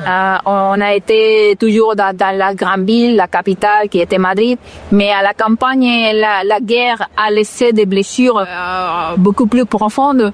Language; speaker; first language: French; non-native, fluent; Spanish